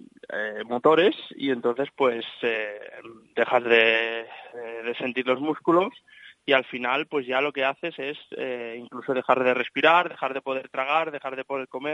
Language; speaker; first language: Spanish; native; Spanish